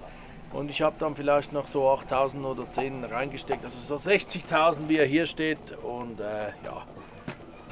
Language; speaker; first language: German; native; German